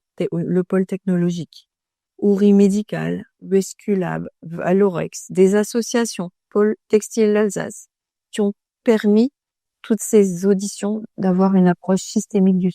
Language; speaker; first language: French; native; French